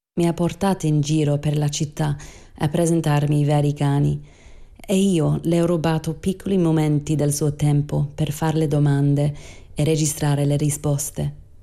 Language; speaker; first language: Italian; non-native, fluent; English